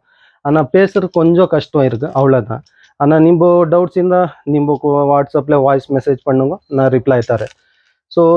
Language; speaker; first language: Tamil; non-native, local second language; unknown